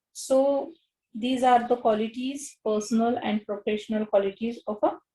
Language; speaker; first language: English; non-native, local second language; Marathi